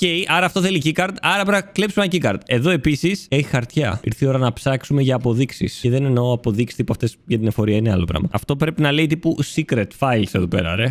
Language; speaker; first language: Greek; native; Greek